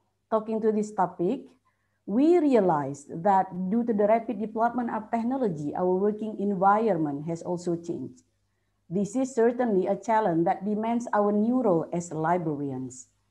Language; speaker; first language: English; non-native, fluent; Indonesian